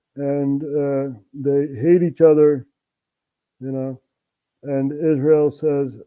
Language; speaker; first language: English; non-native, fluent; Dutch